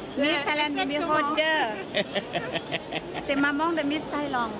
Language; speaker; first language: French; non-native, learner; Thai